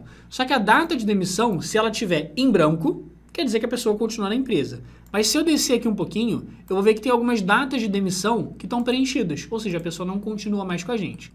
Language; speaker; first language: Portuguese; native; Portuguese